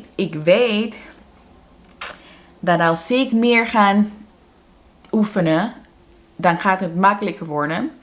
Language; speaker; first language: Dutch; non-native, fluent; Spanish